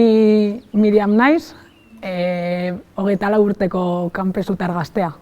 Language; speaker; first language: Basque; non-native, local second language; Spanish